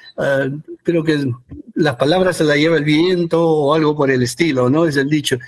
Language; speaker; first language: Spanish; early bilingual, heritage; Spanish